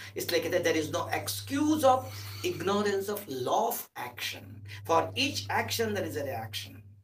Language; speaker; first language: Hindi; native; Hindi